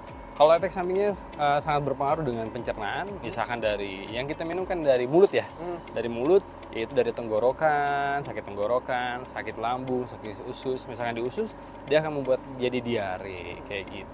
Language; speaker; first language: Indonesian; native; Indonesian